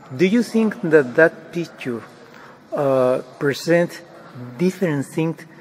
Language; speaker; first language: English; non-native, learner; Spanish